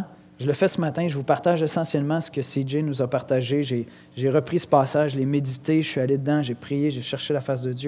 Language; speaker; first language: French; native; French